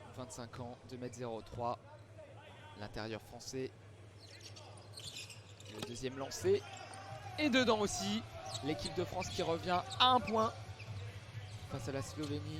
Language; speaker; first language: French; native; French